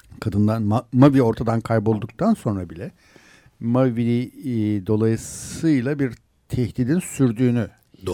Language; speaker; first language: Turkish; native; Turkish